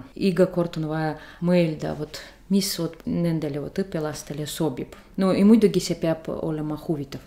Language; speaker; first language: Estonian; non-native, learner; Russian